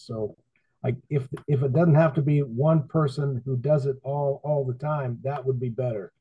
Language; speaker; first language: English; native; English